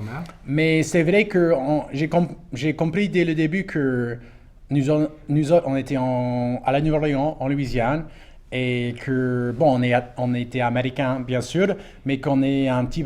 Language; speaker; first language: French; non-native, local second language; English